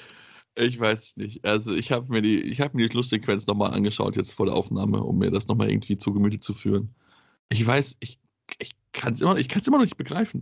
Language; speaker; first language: German; native; German